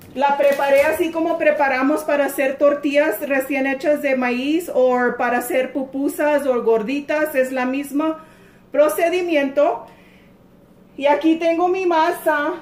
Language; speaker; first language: Spanish; early bilingual, heritage; Spanish